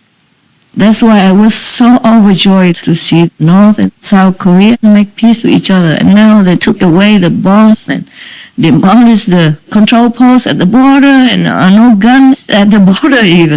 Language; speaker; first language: English; non-native, fluent; Vietnamese